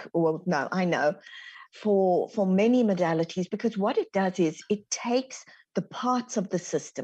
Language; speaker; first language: English; native; English